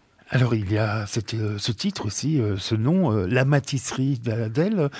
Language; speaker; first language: French; native; French